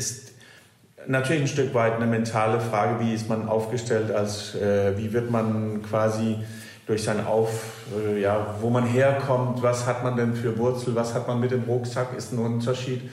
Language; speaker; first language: German; non-native, fluent; Danish